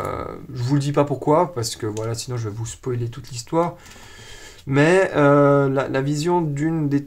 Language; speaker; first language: French; native; French